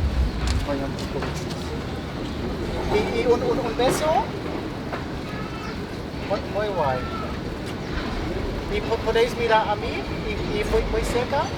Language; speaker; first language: Spanish; non-native, learner; German